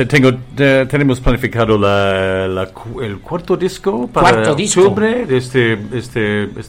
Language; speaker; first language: Spanish; non-native, fluent; English